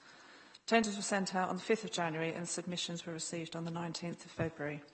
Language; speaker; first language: English; native; English